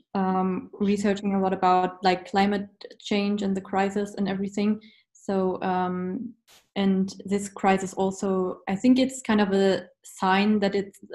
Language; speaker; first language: English; non-native, fluent; German